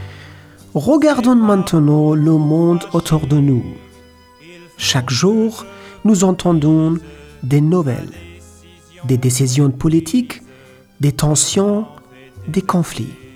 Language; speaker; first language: French; non-native, learner; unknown